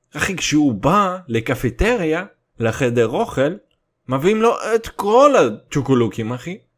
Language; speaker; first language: Hebrew; native; Hebrew